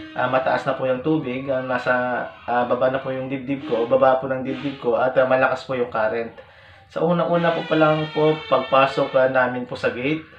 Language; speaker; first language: Filipino; non-native, local second language; Iloko